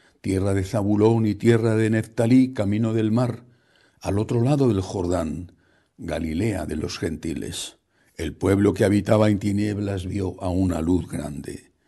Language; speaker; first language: Spanish; native; Spanish